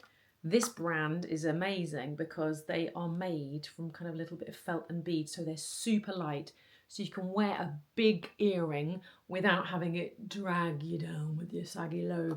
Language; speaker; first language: English; native; English